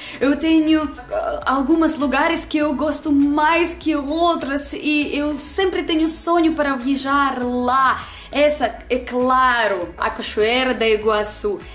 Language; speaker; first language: Portuguese; non-native, learner; Russian